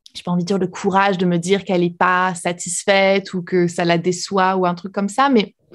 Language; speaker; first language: French; native; French